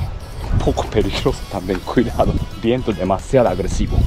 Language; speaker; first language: Spanish; non-native, learner; Japanese